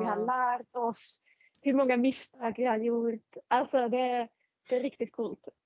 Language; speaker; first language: Swedish; non-native, fluent; Finnish